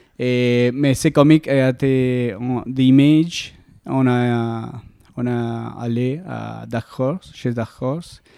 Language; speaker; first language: French; non-native, learner; Spanish